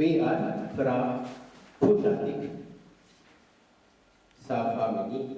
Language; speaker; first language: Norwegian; non-native, learner; Oromo